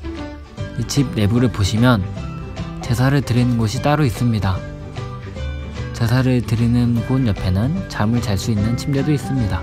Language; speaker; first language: Korean; native; Korean